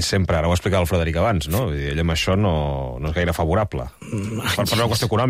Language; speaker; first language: Catalan; native; Catalan